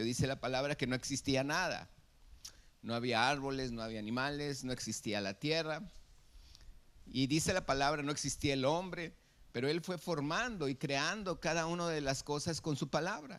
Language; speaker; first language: Spanish; native; Spanish